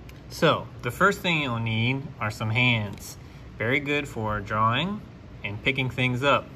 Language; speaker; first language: English; native; English